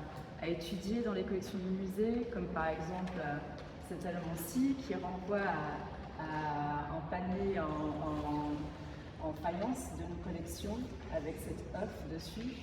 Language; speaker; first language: French; native; French